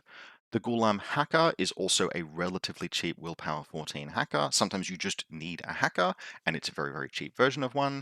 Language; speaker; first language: English; native; English